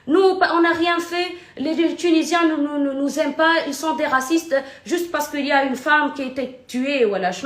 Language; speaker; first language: French; non-native, local second language; Arabic